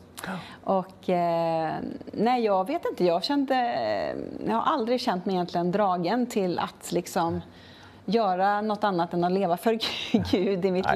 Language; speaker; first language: Swedish; native; Swedish